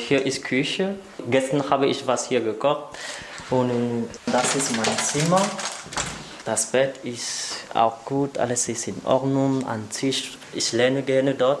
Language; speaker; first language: German; non-native, learner; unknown